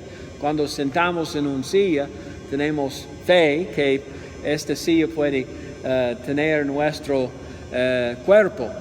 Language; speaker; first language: Spanish; non-native, learner; English